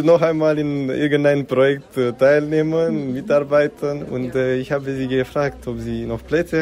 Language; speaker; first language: German; non-native, local second language; Romanian